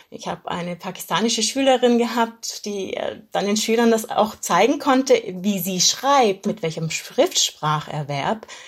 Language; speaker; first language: German; native; German